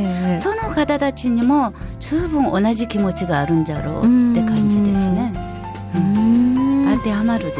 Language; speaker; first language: Japanese; non-native, fluent; Korean